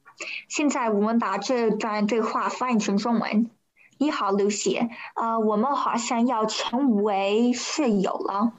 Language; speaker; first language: Chinese; early bilingual, heritage; Chinese